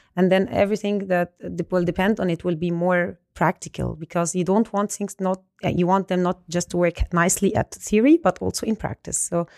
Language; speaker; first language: English; non-native, fluent; Arabic